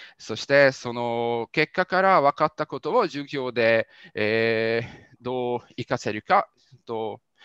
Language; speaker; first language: Japanese; non-native, fluent; Hungarian